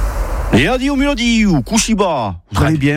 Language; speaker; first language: French; native; French